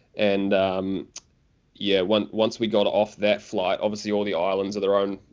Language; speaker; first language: English; native; English